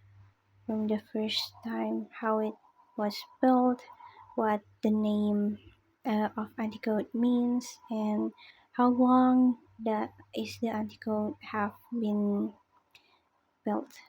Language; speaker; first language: English; non-native, learner; Indonesian